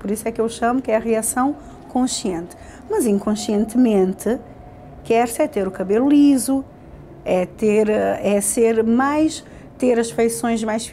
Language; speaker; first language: Portuguese; non-native, local second language; Kabuverdianu